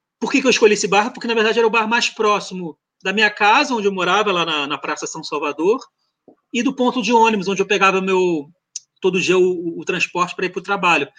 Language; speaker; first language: Portuguese; early bilingual, other home language; French